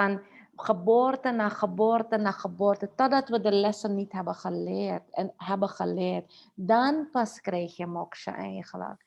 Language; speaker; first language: Dutch; non-native, local second language; Caribbean Hindustani